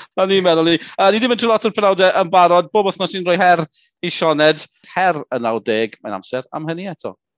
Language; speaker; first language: Welsh; native; Welsh